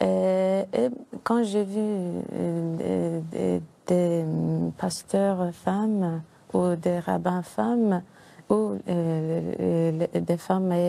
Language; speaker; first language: French; non-native, learner; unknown